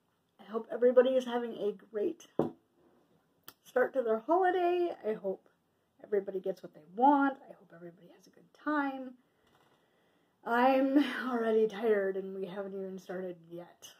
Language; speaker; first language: English; native; English